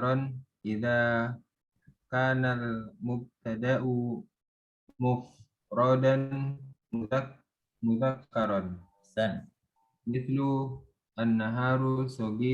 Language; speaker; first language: Arabic; non-native, learner; Indonesian